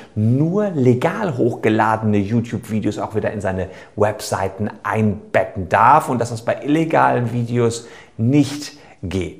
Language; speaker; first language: German; native; German